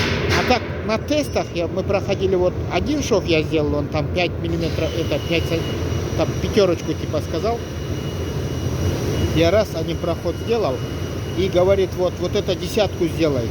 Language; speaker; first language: Russian; non-native, local second language; Kyrgyz